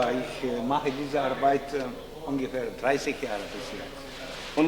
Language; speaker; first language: German; non-native, learner; Arabic